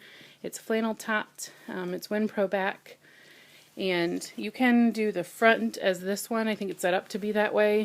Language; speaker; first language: English; native; English